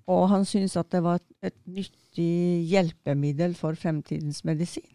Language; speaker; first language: Norwegian; native; Norwegian